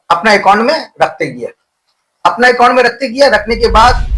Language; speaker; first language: Hindi; non-native, local second language; Bangla